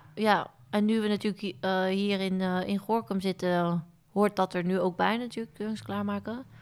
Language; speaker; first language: Dutch; native; Dutch